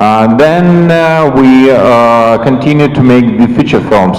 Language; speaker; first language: English; non-native, fluent; Ukrainian